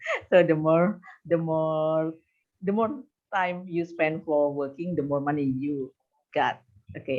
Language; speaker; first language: English; non-native, fluent; Indonesian